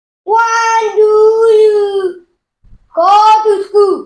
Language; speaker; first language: English; non-native, learner; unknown